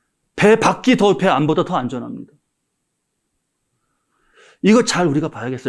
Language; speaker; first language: Korean; native; Korean